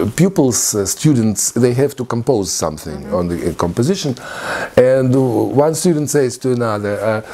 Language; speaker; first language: English; non-native, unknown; Russian